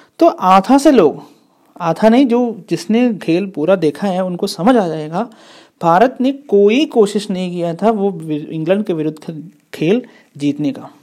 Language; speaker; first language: Hindi; non-native, local second language; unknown